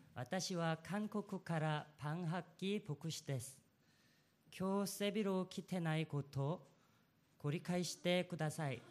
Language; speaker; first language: Japanese; non-native, learner; Korean